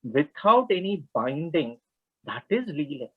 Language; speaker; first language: English; non-native, local second language; Kannada